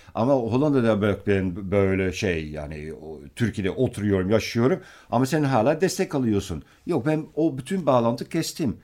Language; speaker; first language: Turkish; non-native, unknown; Dutch